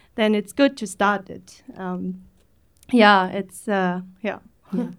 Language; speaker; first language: English; early bilingual, other home language; Vietnamese